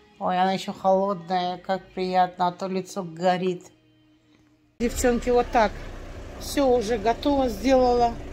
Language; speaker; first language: Russian; native; Russian